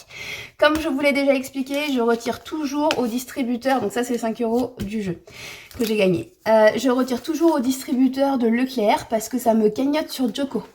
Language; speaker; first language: French; native; French